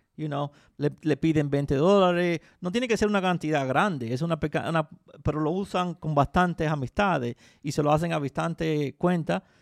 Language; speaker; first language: Spanish; early bilingual, heritage; Spanish